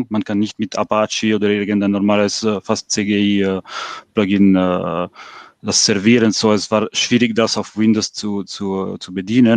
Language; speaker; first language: German; non-native, fluent; French